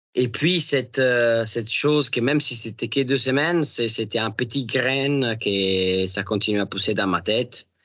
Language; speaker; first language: French; non-native, fluent; Italian